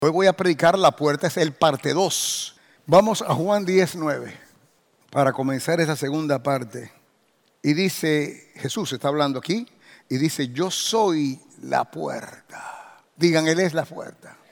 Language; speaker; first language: Spanish; native; Spanish